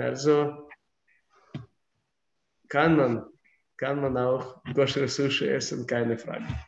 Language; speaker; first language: German; non-native, fluent; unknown